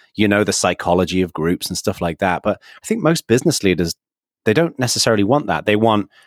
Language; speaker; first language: English; native; English